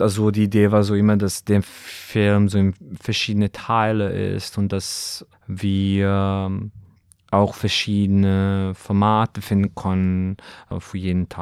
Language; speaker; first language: German; non-native, fluent; Serbian